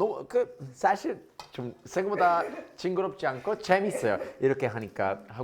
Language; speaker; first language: Korean; non-native, learner; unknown